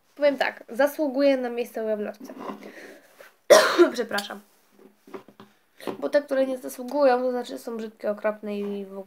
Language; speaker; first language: Polish; native; Polish